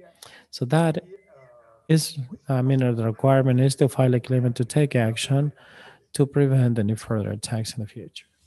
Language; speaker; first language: English; non-native, fluent; Spanish